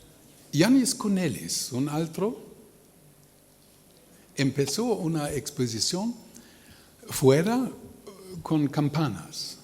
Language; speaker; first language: Spanish; non-native, learner; German